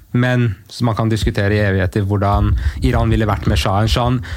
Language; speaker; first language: Norwegian; native; Norwegian